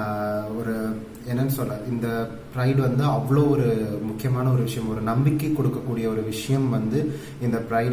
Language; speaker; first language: Tamil; native; Tamil